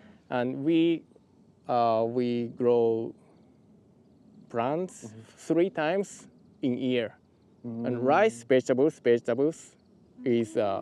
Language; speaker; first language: English; non-native, learner; Japanese